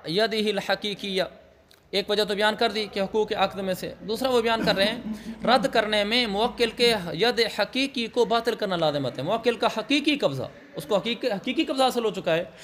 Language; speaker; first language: Urdu; native; Urdu